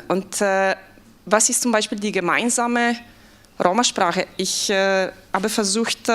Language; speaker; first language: German; non-native, fluent; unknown